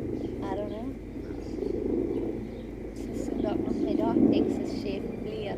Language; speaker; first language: German; early bilingual, heritage; Pennsylvania German